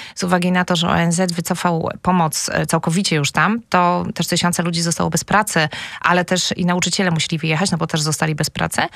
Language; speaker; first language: Polish; native; Polish